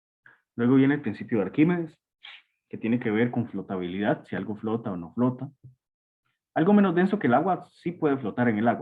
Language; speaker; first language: Spanish; native; Spanish